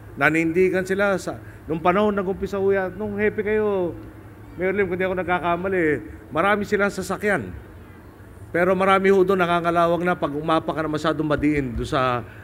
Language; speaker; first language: Filipino; native; Filipino